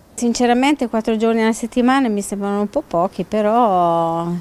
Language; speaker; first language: Italian; native; Italian